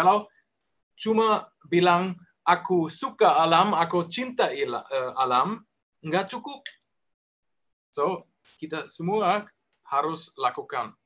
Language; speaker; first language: Indonesian; non-native, learner; German